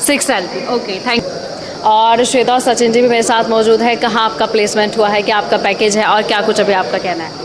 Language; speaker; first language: Hindi; native; Hindi